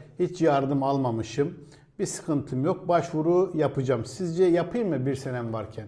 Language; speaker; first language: Turkish; native; Turkish